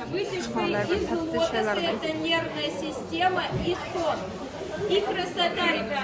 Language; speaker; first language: Russian; native; Russian